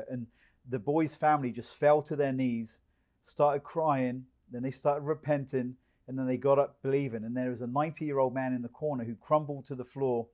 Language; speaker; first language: English; native; English